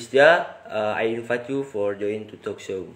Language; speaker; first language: English; non-native, learner; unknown